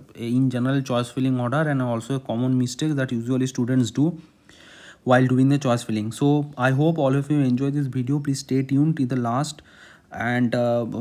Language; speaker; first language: English; non-native, local second language; Bangla